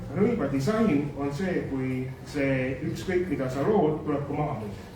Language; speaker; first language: Estonian; native; Estonian